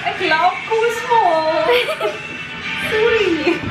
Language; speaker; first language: Afrikaans; non-native, learner; Dutch